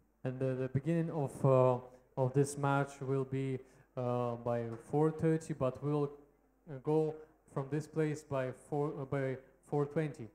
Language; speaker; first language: English; non-native, fluent; Russian